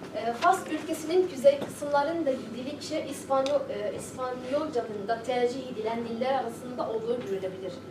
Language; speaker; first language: Turkish; non-native, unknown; Arabic